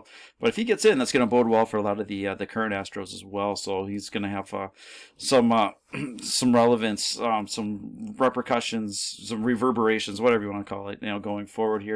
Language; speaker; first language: English; native; English